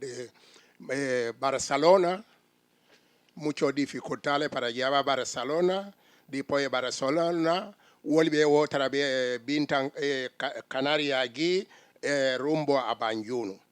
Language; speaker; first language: Spanish; non-native, learner; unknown